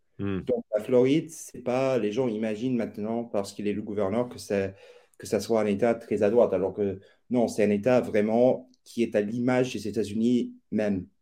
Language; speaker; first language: French; non-native, fluent; English